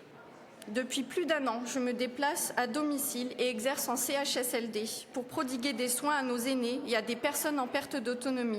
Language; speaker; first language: French; native; French